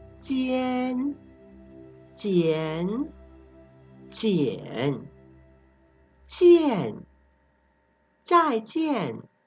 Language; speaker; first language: Chinese; non-native, fluent; Thai